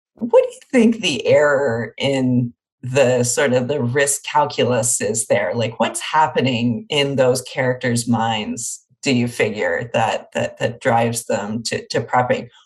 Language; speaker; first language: English; native; English